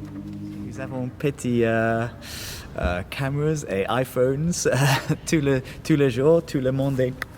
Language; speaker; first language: French; non-native, learner; English